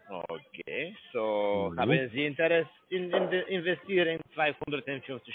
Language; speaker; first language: German; non-native, learner; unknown